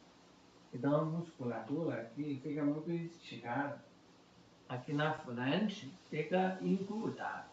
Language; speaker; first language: Portuguese; non-native, fluent; Chinese